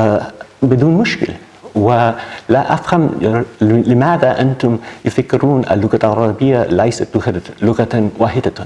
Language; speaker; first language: Arabic; non-native, learner; English